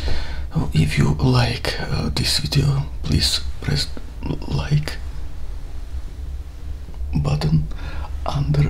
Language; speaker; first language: English; non-native, learner; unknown